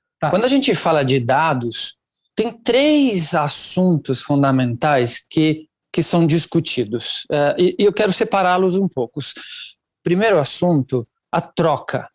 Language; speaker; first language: Portuguese; non-native, fluent; Italian